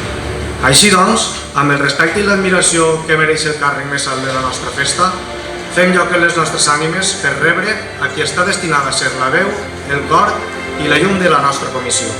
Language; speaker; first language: Catalan; native; Catalan